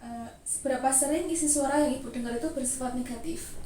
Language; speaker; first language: Indonesian; native; Indonesian